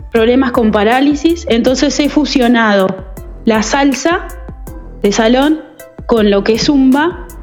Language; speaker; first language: Spanish; native; Spanish